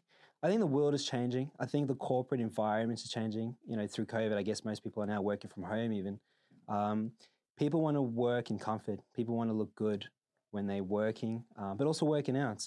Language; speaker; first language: English; native; English